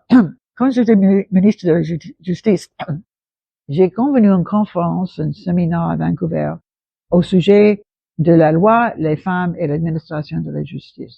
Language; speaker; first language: French; non-native, local second language; English